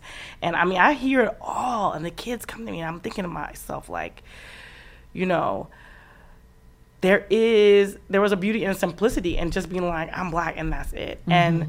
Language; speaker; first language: English; native; English